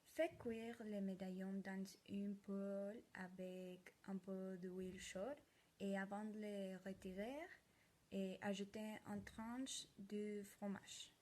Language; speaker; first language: French; non-native, learner; Spanish